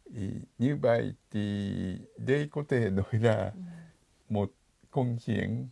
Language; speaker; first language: Vietnamese; non-native, fluent; Japanese